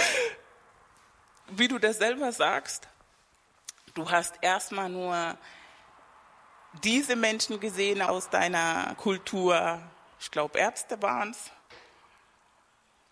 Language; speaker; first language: German; non-native, fluent; Spanish